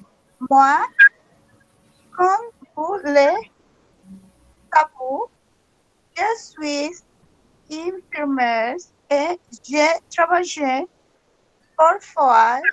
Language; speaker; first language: French; non-native, learner; Spanish